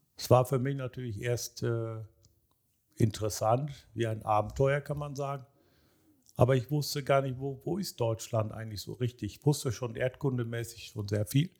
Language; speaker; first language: German; early bilingual, other home language; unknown